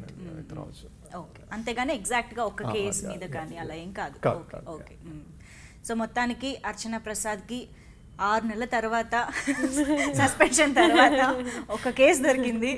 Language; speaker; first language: Telugu; native; Telugu